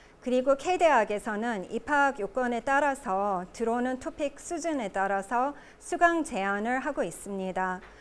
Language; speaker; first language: Korean; native; Korean